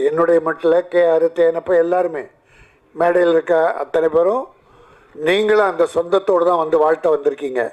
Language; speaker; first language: Tamil; native; Tamil